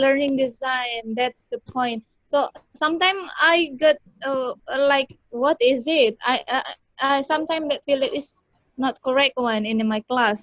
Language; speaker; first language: English; non-native, learner; Indonesian